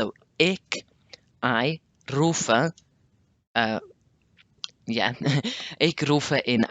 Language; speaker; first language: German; non-native, learner; English